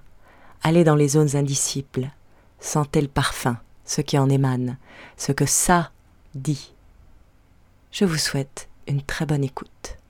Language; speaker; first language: French; native; French